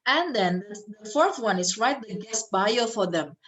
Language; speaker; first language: English; non-native, fluent; Indonesian